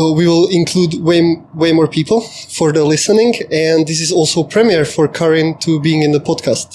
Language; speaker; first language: English; non-native, fluent; Slovak